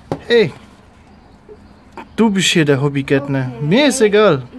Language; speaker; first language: German; native; German